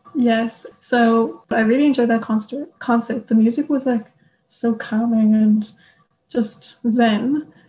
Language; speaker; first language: English; native; English